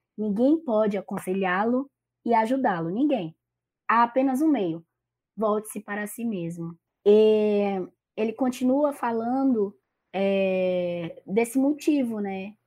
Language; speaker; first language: Portuguese; native; Portuguese